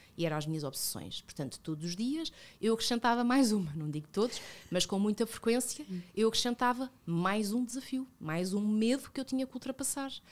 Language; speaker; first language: Portuguese; early bilingual, other home language; Spanish